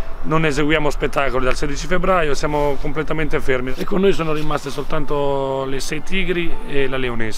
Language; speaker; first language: Italian; native; Italian